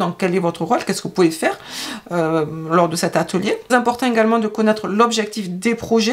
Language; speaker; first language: French; native; French